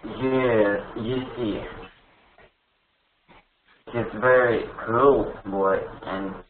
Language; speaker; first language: English; non-native, learner; Russian